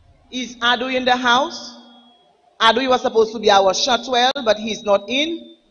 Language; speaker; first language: English; non-native, local second language; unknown